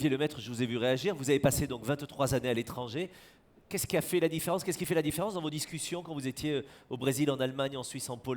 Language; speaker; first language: French; native; French